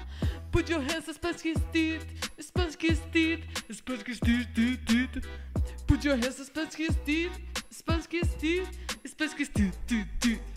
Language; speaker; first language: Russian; non-native, learner; Spanish